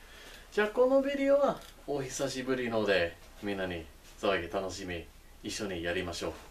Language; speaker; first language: Japanese; non-native, learner; English